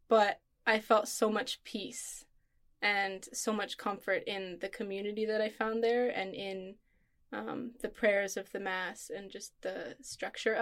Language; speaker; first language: English; native; English